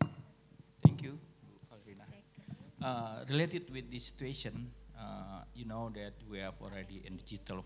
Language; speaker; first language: English; non-native, local second language; Indonesian